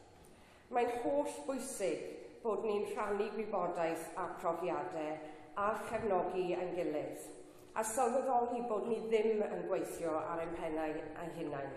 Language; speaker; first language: Welsh; non-native, local second language; English